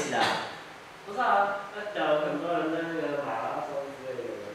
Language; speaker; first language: Chinese; native; Chinese